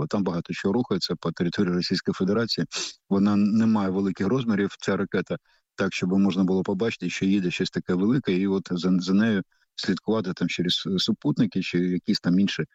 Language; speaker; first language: Ukrainian; native; Ukrainian